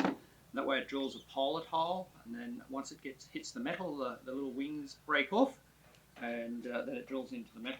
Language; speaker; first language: English; native; English